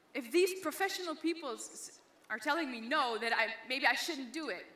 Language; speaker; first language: English; non-native, fluent; Dutch